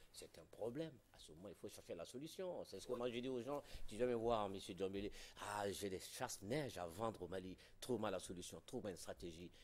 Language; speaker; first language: French; non-native, local second language; Bambara